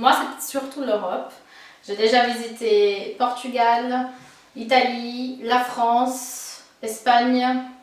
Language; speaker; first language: French; non-native, fluent; Portuguese